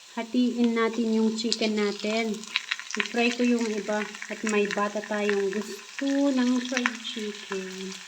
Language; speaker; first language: Filipino; non-native, local second language; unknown